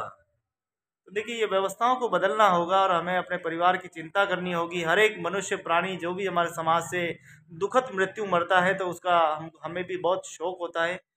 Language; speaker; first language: Hindi; native; Hindi